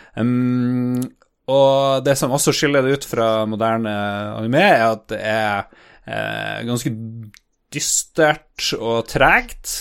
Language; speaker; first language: Norwegian; native; Norwegian